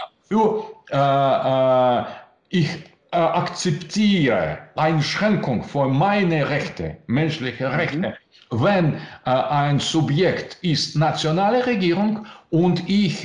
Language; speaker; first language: German; non-native, learner; Russian